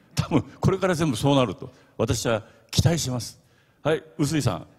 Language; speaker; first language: Japanese; native; Japanese